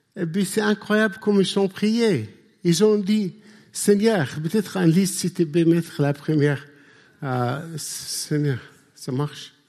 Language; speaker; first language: French; non-native, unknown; Arabic